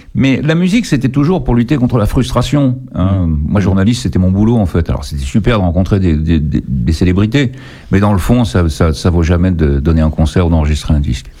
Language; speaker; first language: French; native; French